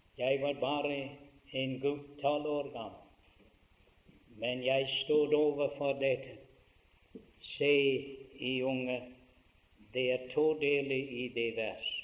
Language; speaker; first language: Norwegian; early bilingual, heritage; Norwegian